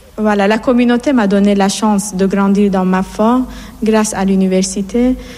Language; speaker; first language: French; non-native, fluent; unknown